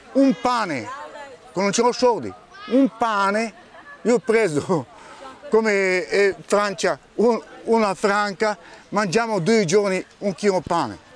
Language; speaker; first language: Italian; non-native, learner; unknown